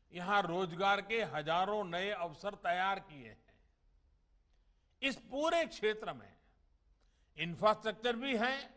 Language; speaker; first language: Hindi; non-native, local second language; Gujarati